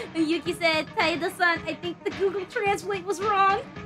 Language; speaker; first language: English; native; English